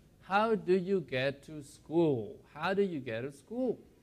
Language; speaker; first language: English; non-native, fluent; Spanish